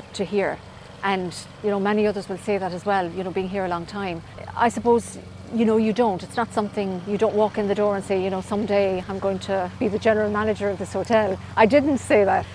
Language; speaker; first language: English; native; English